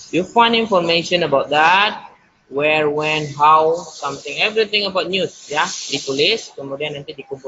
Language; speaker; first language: English; non-native, learner; Indonesian